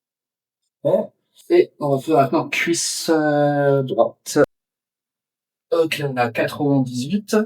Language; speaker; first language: French; native; French